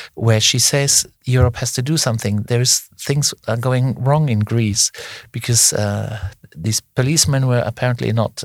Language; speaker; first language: English; non-native, fluent; Luxembourgish